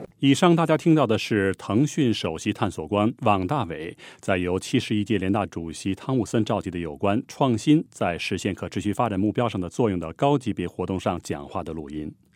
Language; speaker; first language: Chinese; native; Chinese